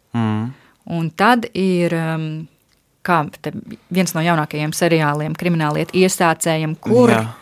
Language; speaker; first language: Latvian; native; Latvian